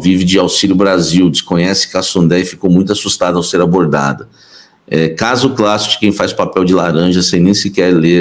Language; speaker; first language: Portuguese; native; Portuguese